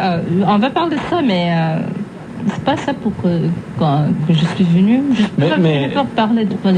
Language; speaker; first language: French; non-native, fluent; English